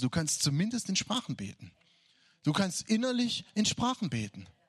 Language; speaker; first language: German; native; German